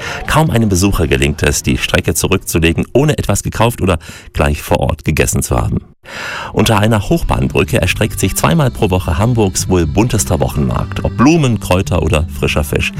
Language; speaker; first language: German; native; German